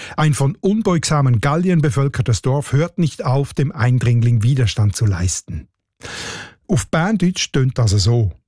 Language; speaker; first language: German; native; German